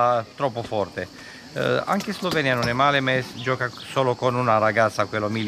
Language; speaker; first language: Italian; non-native, fluent; Romanian